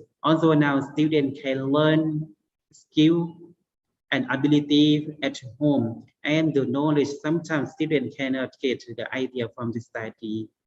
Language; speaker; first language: English; non-native, learner; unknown